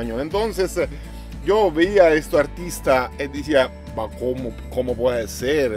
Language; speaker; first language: Spanish; non-native, learner; Italian